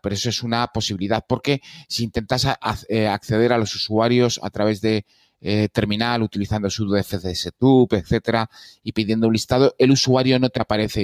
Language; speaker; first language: Spanish; native; Spanish